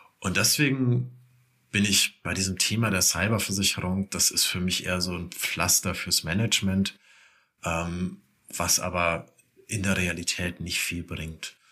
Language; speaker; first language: German; native; German